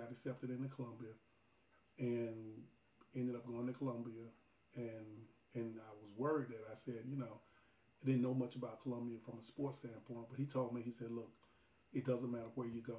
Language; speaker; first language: English; native; English